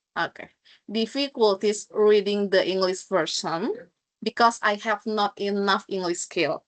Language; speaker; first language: English; non-native, learner; Indonesian